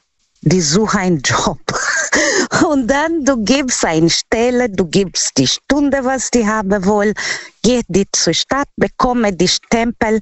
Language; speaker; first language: German; non-native, learner; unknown